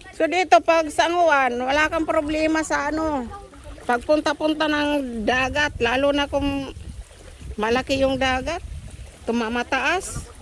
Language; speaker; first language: Filipino; non-native, local second language; Waray